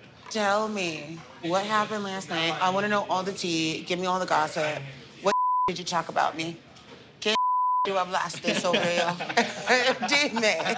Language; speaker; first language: English; native; English